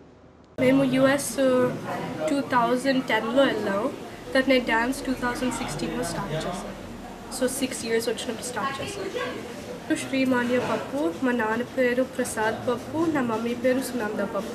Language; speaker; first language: Telugu; early bilingual, heritage; Telugu